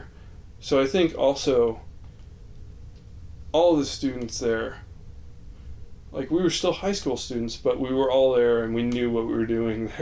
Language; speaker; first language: English; native; English